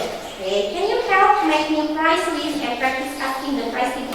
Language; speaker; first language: English; non-native, learner; Indonesian